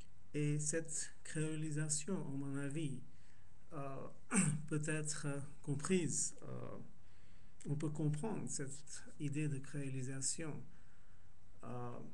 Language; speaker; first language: French; non-native, fluent; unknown